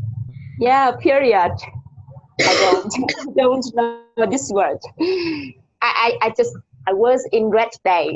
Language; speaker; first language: English; non-native, learner; Vietnamese